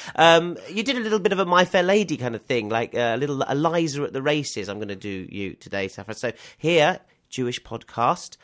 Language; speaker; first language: English; native; English